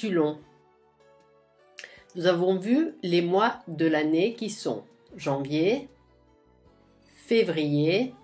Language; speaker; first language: French; non-native, fluent; Italian